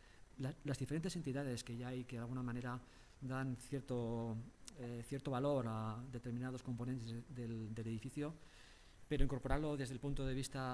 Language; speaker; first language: Spanish; native; Spanish